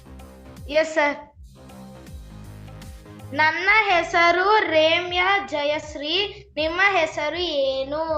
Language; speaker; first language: Kannada; non-native, learner; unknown